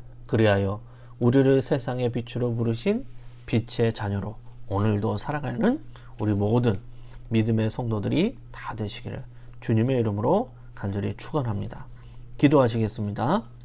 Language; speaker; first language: Korean; native; Korean